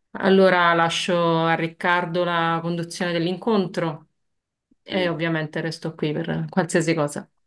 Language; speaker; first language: Italian; native; Italian